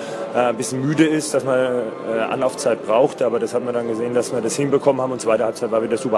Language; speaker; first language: German; native; German